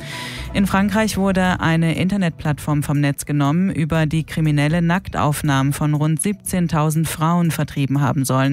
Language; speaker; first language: German; native; German